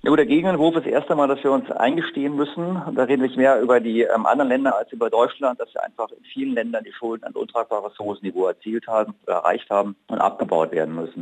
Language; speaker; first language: German; native; German